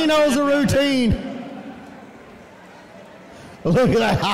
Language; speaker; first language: English; native; English